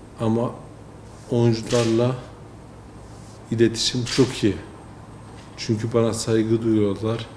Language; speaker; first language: Turkish; early bilingual, heritage; French